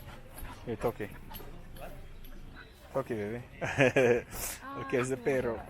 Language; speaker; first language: Spanish; non-native, learner; English